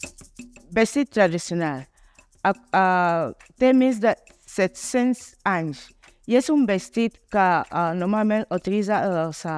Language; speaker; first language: Catalan; non-native, learner; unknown